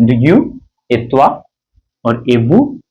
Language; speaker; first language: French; non-native, fluent; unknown